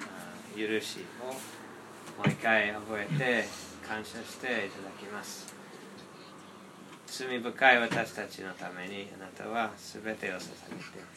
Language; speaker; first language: Japanese; non-native, fluent; English